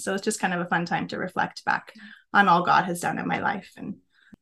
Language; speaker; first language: English; native; English